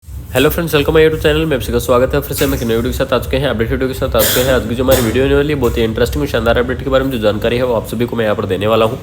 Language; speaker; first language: Hindi; native; Hindi